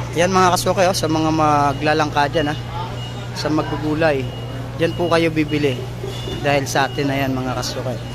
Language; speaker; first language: Filipino; native; Filipino